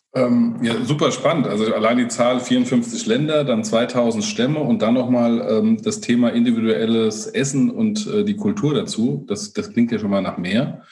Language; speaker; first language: German; native; German